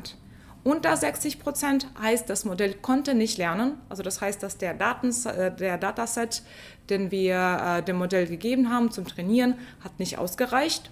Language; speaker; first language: German; non-native, fluent; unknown